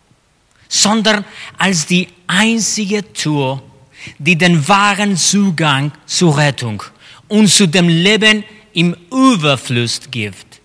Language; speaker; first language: German; non-native, fluent; Spanish